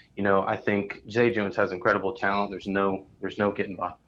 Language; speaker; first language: English; native; English